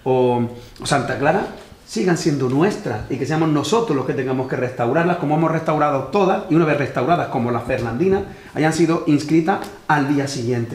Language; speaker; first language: Spanish; native; Spanish